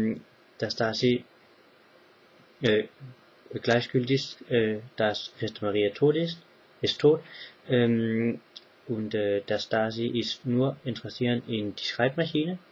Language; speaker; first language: German; non-native, learner; English